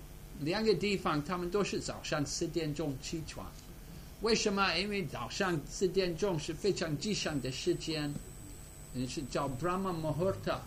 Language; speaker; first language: Chinese; non-native, fluent; English